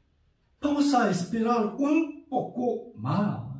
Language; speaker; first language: Spanish; non-native, fluent; Korean